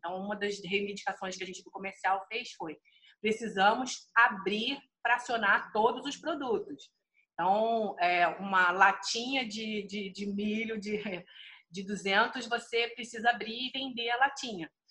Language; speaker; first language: Portuguese; native; Portuguese